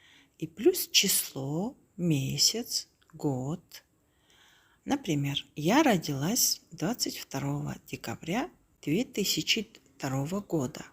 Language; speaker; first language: Russian; non-native, local second language; Kazakh